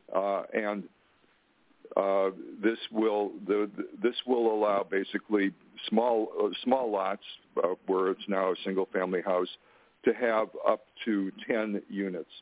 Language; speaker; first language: English; native; English